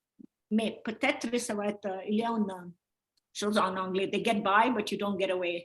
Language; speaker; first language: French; non-native, learner; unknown